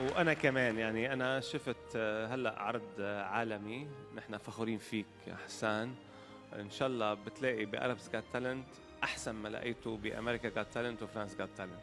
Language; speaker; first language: Arabic; native; Arabic